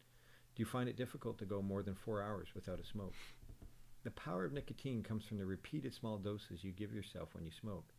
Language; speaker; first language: English; native; English